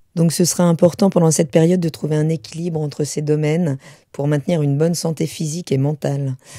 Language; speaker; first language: French; native; French